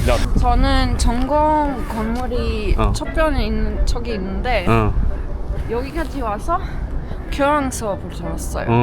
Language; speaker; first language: Korean; non-native, fluent; Ukrainian